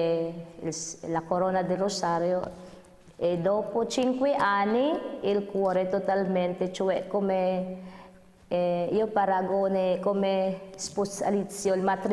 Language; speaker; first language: Italian; non-native, fluent; Filipino